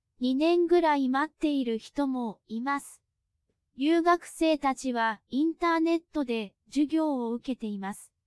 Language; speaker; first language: Japanese; non-native, fluent; Cantonese